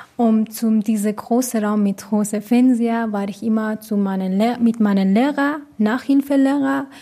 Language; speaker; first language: German; non-native, fluent; Persian